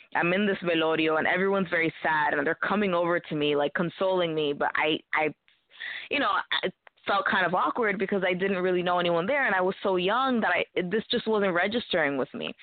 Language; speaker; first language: English; early bilingual, other home language; Spanish